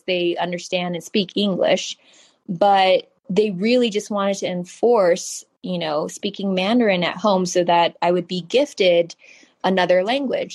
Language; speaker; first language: English; early bilingual, other home language; Chinese